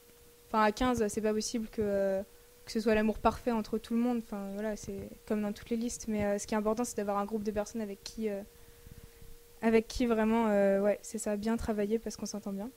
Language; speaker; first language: French; native; French